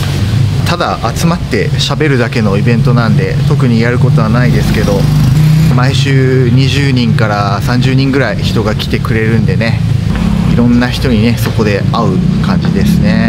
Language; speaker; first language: Japanese; native; Japanese